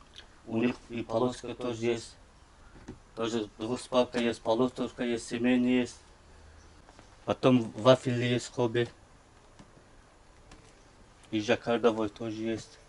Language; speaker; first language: Russian; non-native, learner; Turkish